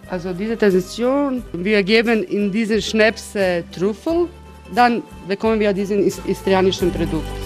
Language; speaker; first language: German; non-native, local second language; Croatian